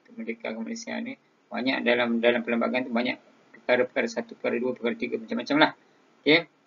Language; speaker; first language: Malay; native; Malay